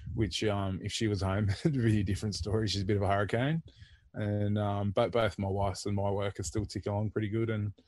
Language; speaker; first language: English; native; English